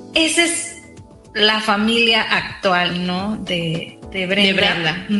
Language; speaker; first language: Spanish; native; Spanish